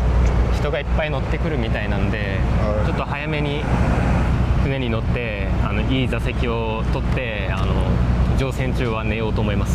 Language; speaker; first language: Japanese; native; Japanese